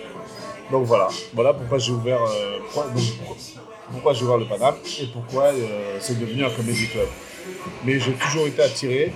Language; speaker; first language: French; native; French